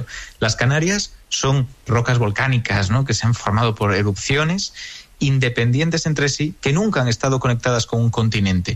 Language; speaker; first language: Spanish; native; Spanish